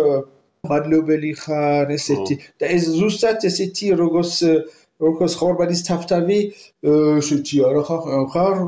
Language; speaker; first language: Georgian; non-native, learner; French